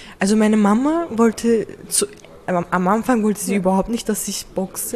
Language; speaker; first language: German; early bilingual, other home language; Turkish